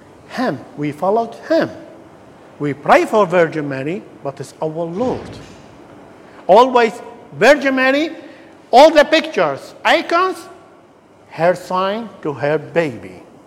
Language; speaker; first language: English; non-native, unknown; Arabic